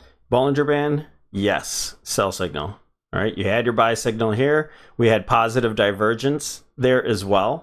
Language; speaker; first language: English; native; English